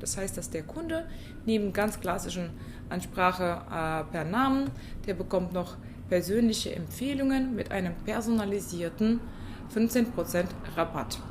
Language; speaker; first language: German; non-native, fluent; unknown